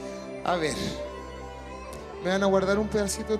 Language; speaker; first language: Spanish; native; Spanish